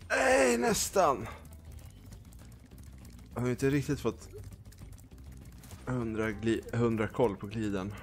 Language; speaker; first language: Swedish; native; Swedish